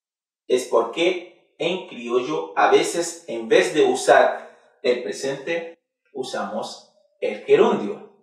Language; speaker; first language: Spanish; non-native, fluent; Haitian Creole